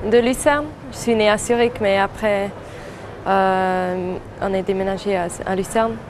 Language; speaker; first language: French; non-native, fluent; German